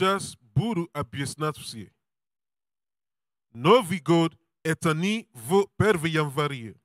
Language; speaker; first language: Russian; non-native, learner; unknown